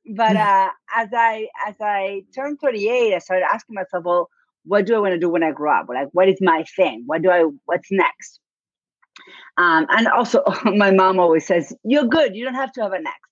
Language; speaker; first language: English; non-native, fluent; Spanish